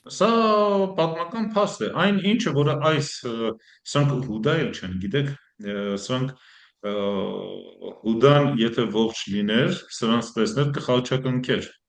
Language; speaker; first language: Armenian; early bilingual, heritage; Armenian